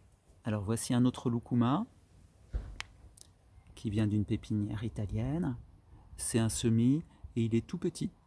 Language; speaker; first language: French; native; French